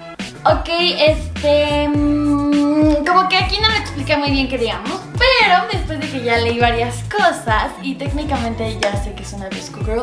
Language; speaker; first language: Spanish; native; Spanish